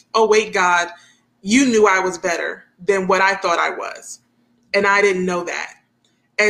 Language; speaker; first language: English; native; English